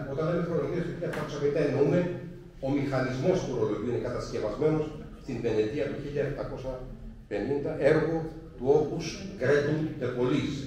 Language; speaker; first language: Greek; native; Greek